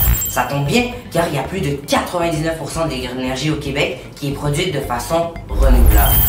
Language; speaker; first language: French; native; French